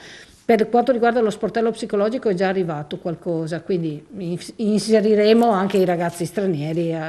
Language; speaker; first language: Italian; native; Italian